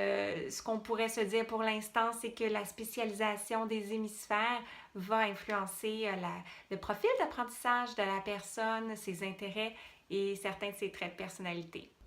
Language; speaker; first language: French; native; French